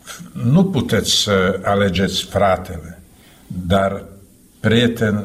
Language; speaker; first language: Romanian; non-native, learner; Slovak